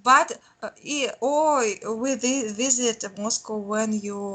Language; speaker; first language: English; non-native, learner; Russian